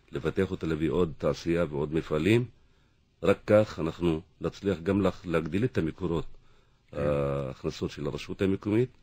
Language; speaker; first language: Hebrew; non-native, local second language; Arabic